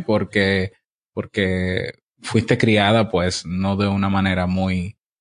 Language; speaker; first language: Spanish; native; Spanish